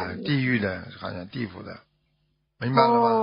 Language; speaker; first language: Chinese; native; Chinese